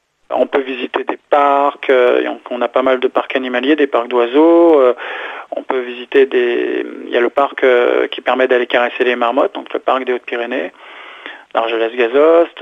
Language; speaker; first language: French; native; French